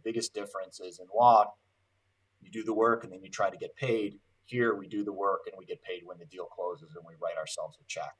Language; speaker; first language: English; native; English